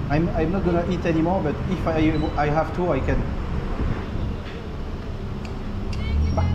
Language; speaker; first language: English; non-native, learner; French